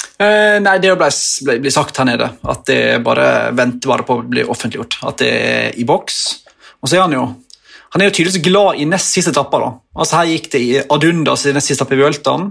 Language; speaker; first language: Norwegian; native; Norwegian